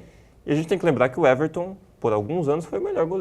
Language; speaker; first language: Portuguese; native; Portuguese